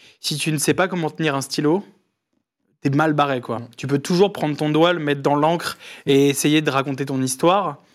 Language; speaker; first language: French; native; French